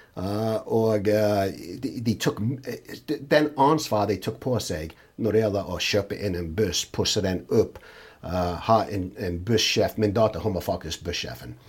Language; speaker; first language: Norwegian; non-native, fluent; English